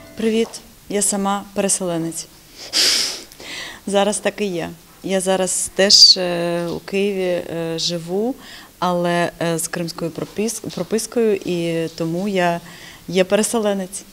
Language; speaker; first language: Ukrainian; non-native, local second language; Russian